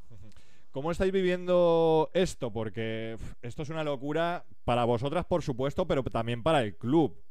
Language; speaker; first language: Spanish; native; Spanish